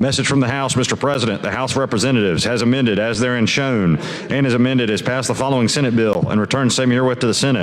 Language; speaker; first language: English; native; English